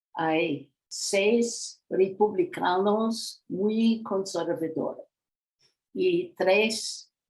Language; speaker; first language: Spanish; non-native, learner; English